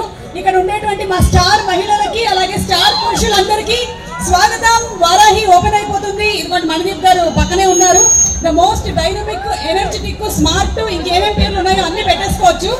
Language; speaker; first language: Telugu; native; Telugu